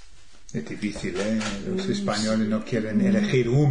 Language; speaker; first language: Spanish; non-native, fluent; English